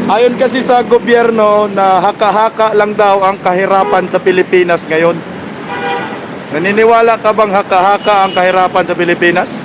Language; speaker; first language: Filipino; native; Filipino